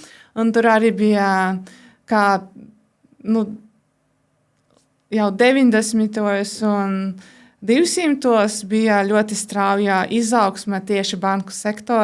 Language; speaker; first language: Latvian; non-native, local second language; Russian